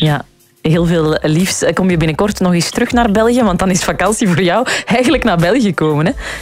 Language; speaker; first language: Dutch; native; Dutch